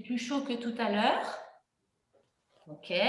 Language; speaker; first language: French; native; French